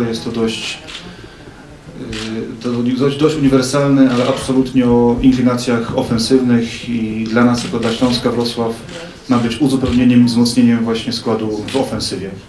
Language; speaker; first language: Polish; native; Polish